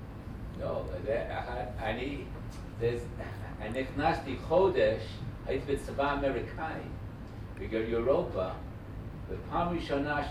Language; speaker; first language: Hebrew; non-native, fluent; English